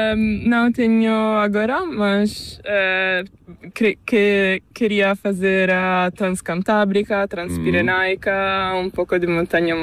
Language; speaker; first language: Spanish; non-native, fluent; Italian